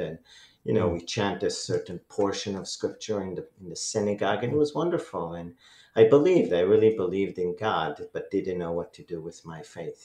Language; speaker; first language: English; non-native, fluent; Hebrew